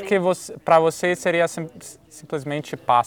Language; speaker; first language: Portuguese; non-native, fluent; Italian